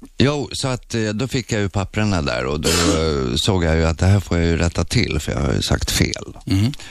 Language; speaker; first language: Swedish; native; Swedish